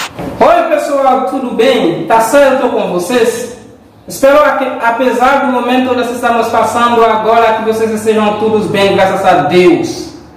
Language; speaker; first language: Portuguese; non-native, fluent; Haitian Creole